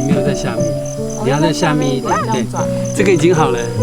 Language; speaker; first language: Chinese; native; Chinese